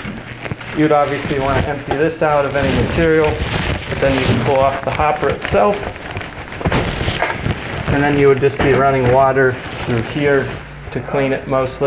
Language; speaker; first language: English; native; English